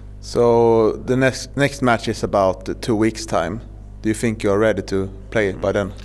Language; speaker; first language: English; non-native, fluent; Swedish